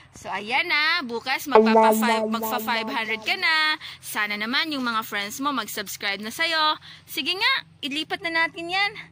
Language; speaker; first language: Filipino; non-native, local second language; Waray